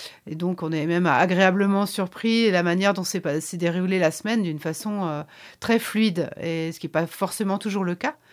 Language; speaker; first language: French; native; French